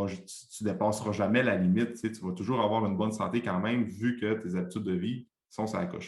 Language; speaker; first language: French; native; French